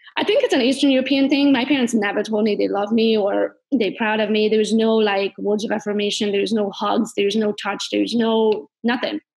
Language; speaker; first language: English; non-native, fluent; Hungarian